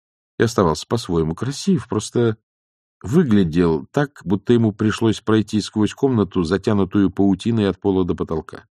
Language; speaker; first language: Russian; native; Russian